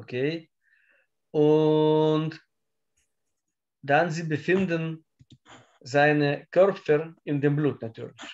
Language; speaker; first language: German; non-native, learner; Russian